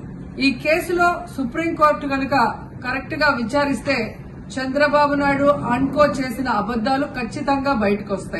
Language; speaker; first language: Telugu; native; Telugu